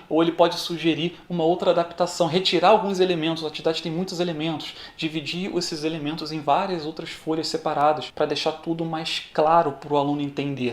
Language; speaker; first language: Portuguese; native; Portuguese